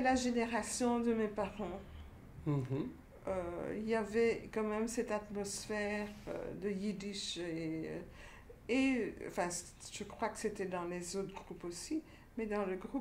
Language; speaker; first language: French; native; French